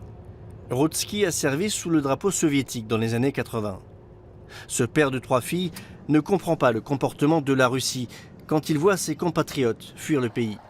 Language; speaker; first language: French; native; French